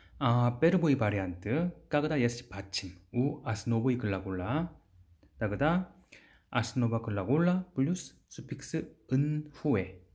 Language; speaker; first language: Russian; non-native, learner; Korean